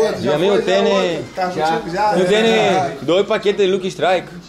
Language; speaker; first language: Portuguese; non-native, learner; Greek